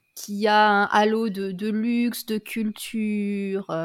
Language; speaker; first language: French; native; French